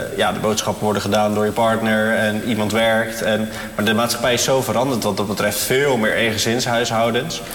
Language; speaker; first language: Dutch; native; Dutch